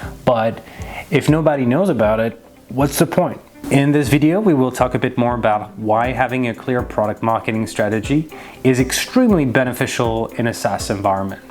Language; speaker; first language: English; non-native, fluent; French